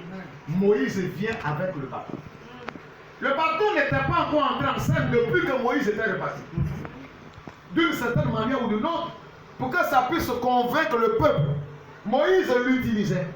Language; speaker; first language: French; non-native, local second language; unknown